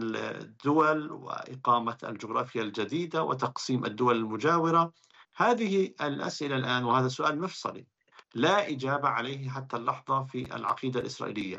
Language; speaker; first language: Arabic; native; Arabic